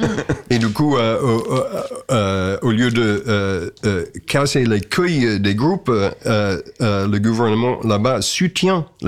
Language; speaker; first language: French; non-native, fluent; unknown